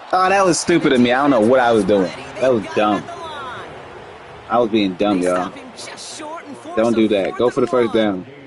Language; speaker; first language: English; native; English